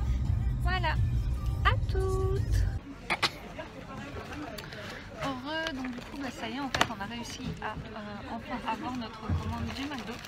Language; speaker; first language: French; native; French